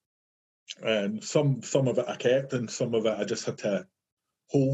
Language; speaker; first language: English; native; English